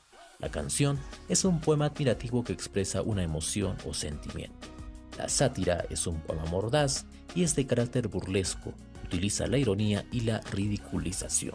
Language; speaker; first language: Spanish; native; Spanish